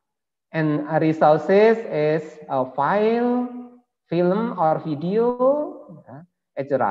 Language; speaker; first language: English; non-native, learner; Indonesian